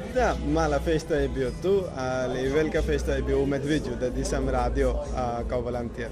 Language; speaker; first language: Croatian; non-native, learner; Punjabi